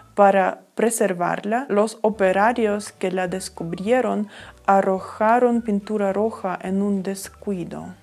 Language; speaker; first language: Spanish; non-native, fluent; Ukrainian